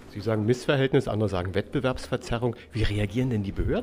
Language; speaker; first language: German; native; German